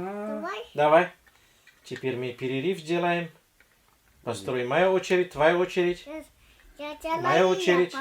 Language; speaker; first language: Russian; non-native, fluent; Indonesian